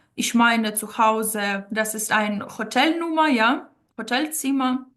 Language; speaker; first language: German; non-native, fluent; Ukrainian